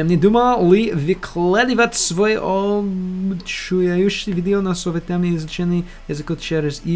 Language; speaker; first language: Russian; non-native, learner; English